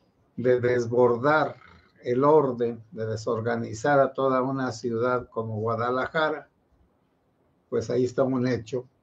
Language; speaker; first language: Spanish; native; Spanish